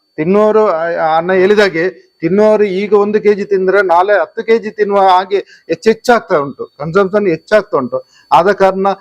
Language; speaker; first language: Kannada; non-native, local second language; Tulu